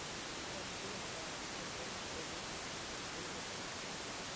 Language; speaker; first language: Russian; native; Russian